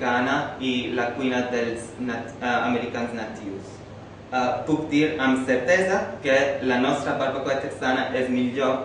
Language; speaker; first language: Catalan; non-native, fluent; English